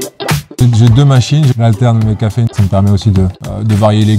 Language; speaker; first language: French; native; French